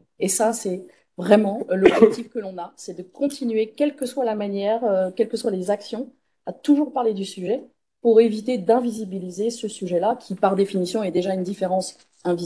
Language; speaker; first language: French; native; French